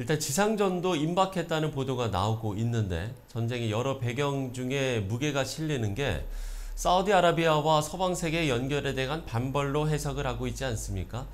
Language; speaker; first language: Korean; native; Korean